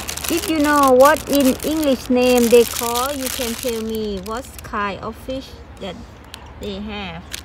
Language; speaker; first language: English; non-native, learner; Thai